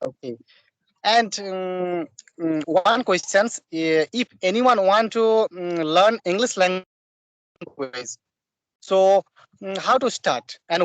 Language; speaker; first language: English; non-native, learner; Bangla